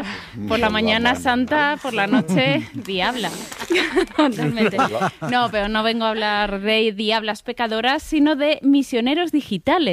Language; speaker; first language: Spanish; native; Spanish